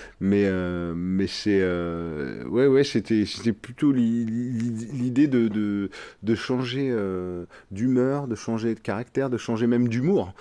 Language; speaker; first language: French; native; French